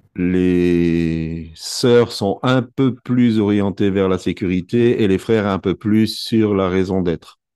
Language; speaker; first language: French; native; French